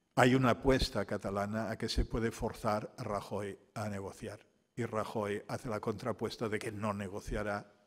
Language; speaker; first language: Spanish; non-native, local second language; Catalan